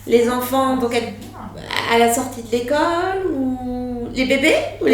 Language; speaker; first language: French; native; French